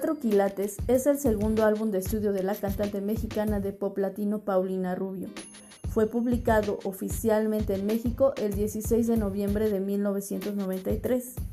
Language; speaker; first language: Spanish; native; Spanish